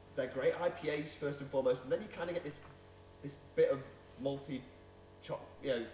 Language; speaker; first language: English; native; English